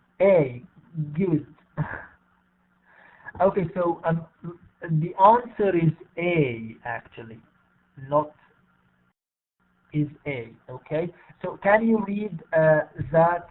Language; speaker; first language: English; non-native, fluent; Arabic